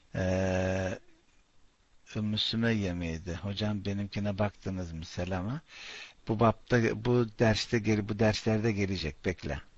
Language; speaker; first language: Turkish; non-native, fluent; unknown